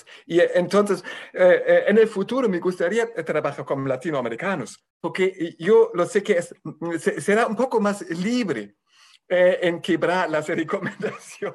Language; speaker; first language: Spanish; non-native, fluent; German